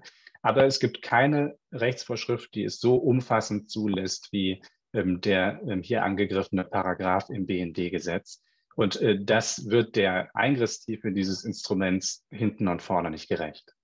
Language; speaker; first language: German; native; German